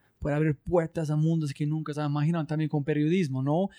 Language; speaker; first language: Spanish; non-native, learner; English